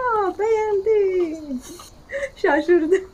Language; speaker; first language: Turkish; non-native, fluent; Polish